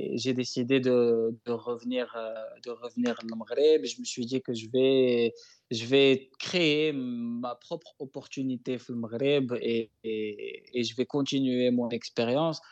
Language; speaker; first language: French; non-native, local second language; Arabic